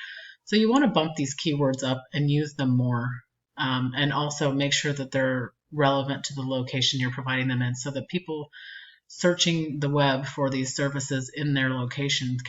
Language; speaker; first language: English; native; English